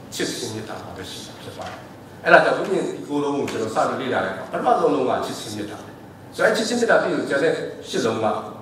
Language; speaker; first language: Burmese; non-native, local second language; S'gaw Karen